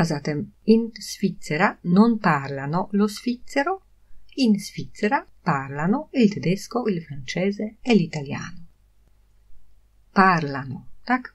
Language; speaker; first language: Italian; non-native, fluent; Polish